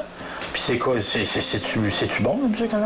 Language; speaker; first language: French; native; French